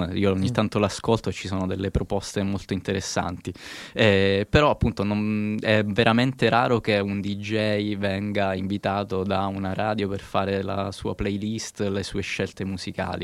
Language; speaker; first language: Italian; native; Italian